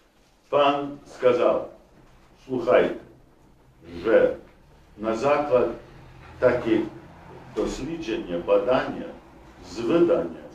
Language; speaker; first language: Ukrainian; non-native, learner; English